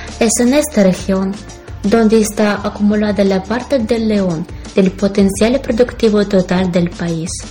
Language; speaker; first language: Spanish; non-native, fluent; Ukrainian